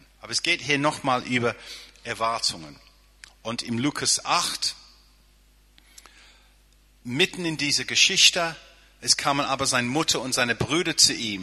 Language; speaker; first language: German; non-native, fluent; English